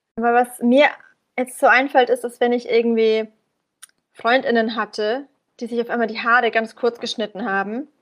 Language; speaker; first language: German; early bilingual, other home language; Persian